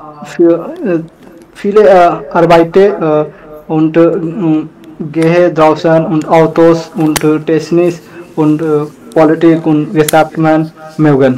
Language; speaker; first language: German; non-native, learner; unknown